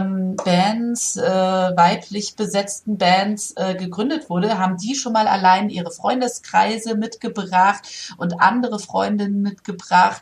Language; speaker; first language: German; native; German